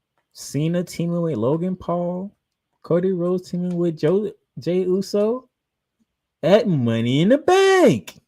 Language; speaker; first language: English; native; English